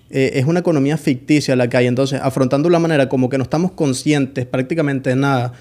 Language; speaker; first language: Spanish; native; Spanish